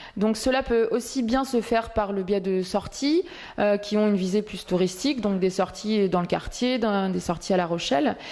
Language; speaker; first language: French; native; French